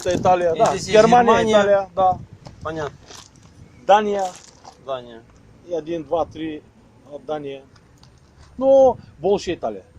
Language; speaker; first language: Russian; non-native, learner; Bulgarian